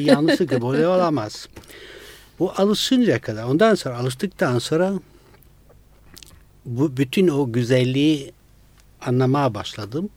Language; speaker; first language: Turkish; non-native, fluent; Italian